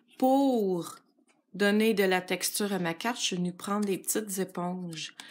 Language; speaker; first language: French; native; French